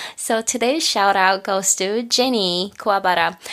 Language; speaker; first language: English; non-native, fluent; Japanese